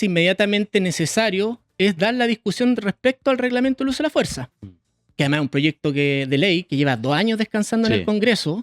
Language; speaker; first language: Spanish; native; Spanish